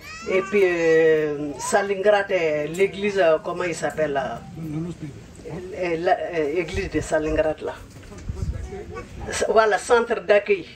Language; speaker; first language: French; non-native, local second language; Bambara